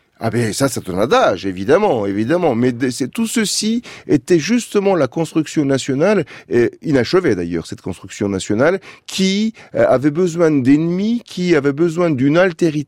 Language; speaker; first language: French; non-native, fluent; Turkish